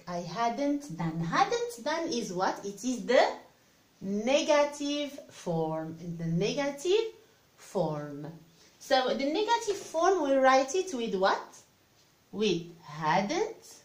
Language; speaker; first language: English; non-native, fluent; Arabic